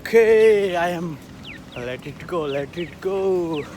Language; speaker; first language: English; non-native, learner; Nepali